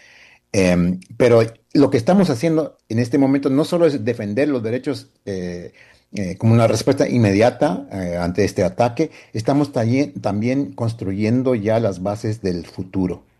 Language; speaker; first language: Spanish; early bilingual, heritage; Spanish